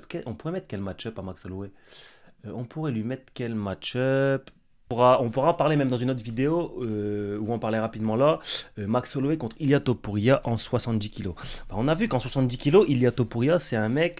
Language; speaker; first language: French; native; French